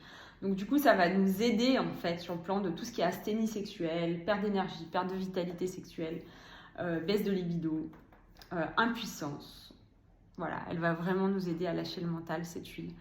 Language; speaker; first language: French; native; French